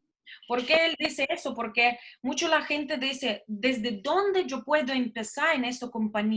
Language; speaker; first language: Spanish; non-native, learner; Russian